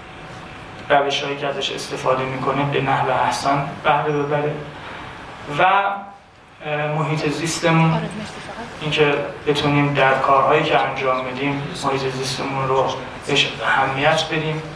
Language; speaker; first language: Persian; native; Persian